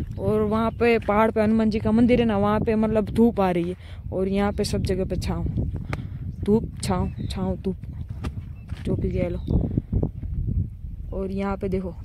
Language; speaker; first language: Hindi; non-native, local second language; Gujarati